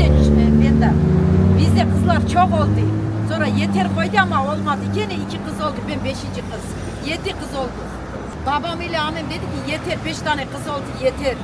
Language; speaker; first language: Turkish; early bilingual, heritage; Turkish